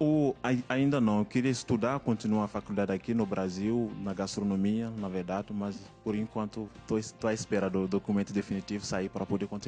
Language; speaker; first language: Portuguese; non-native, fluent; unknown